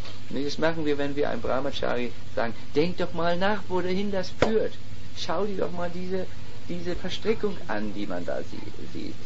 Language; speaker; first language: German; native; German